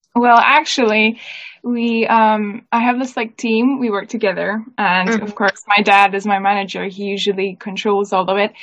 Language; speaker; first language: English; native; English